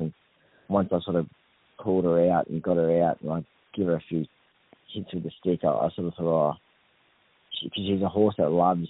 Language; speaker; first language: English; native; English